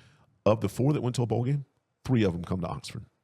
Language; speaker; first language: English; native; English